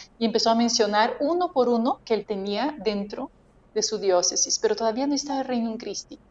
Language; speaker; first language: Spanish; non-native, fluent; Portuguese